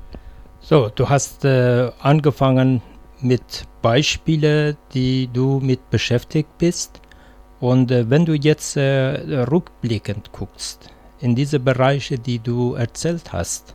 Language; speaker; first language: German; non-native, fluent; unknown